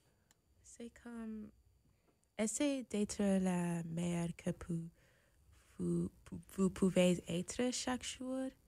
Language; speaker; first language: French; non-native, fluent; English